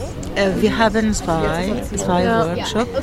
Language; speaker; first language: German; non-native, learner; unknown